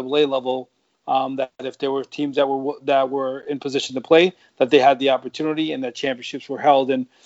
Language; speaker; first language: English; native; English